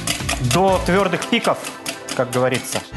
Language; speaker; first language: Russian; native; Russian